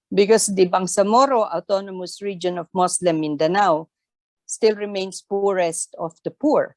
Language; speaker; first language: English; non-native, local second language; Tausug